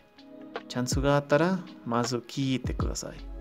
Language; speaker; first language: Japanese; non-native, learner; Spanish